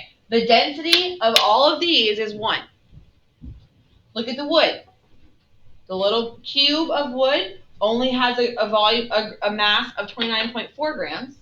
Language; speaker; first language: English; native; English